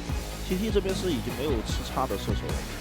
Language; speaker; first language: Chinese; native; Chinese